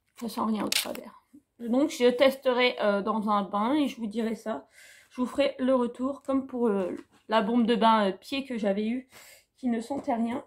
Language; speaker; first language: French; native; French